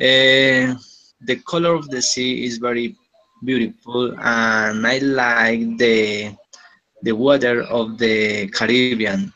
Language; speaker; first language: English; non-native, learner; Spanish